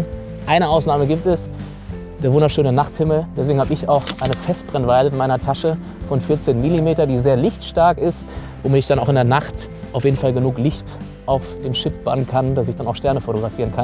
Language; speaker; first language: German; native; German